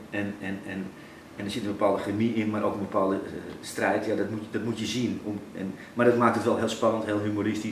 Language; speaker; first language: Dutch; native; Dutch